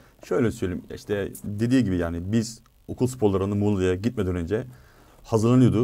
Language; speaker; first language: Turkish; native; Turkish